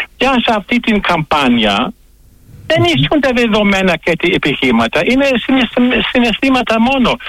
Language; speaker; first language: Greek; non-native, fluent; German